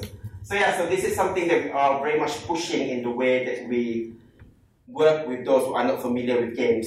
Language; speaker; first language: English; non-native, local second language; Malay